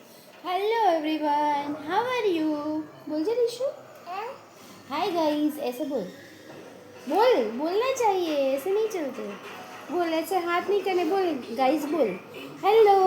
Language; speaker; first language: Hindi; non-native, local second language; Gujarati